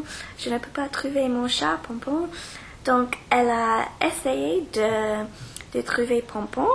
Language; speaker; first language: French; non-native, learner; English